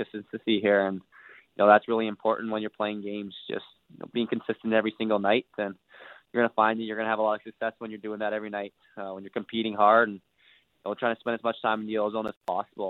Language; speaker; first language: English; native; English